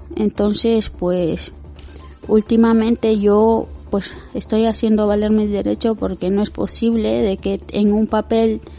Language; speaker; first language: Spanish; native; Spanish